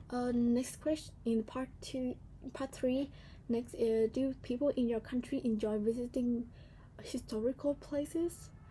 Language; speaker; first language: English; non-native, learner; Vietnamese